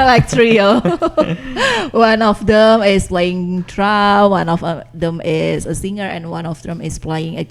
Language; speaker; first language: English; non-native, learner; Indonesian